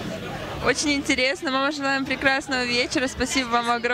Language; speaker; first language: Russian; native; Russian